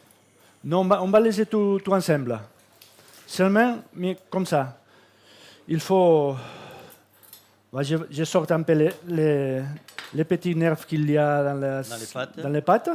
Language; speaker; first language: French; non-native, fluent; Catalan